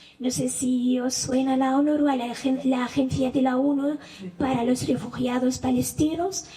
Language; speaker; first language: Spanish; non-native, fluent; Arabic